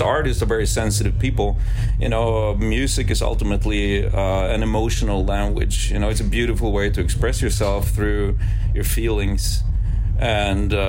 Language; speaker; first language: English; non-native, fluent; Swedish